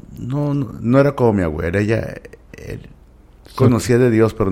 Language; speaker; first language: Spanish; early bilingual, heritage; Spanish